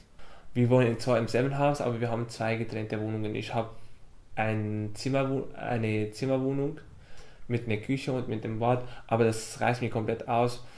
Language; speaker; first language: German; non-native, fluent; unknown